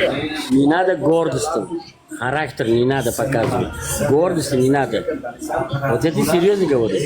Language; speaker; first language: Russian; non-native, local second language; Uzbek